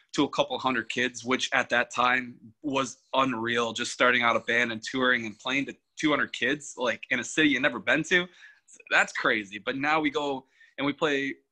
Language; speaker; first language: English; native; English